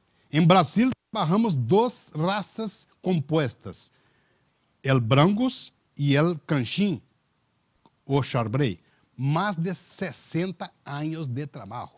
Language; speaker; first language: Spanish; non-native, learner; Portuguese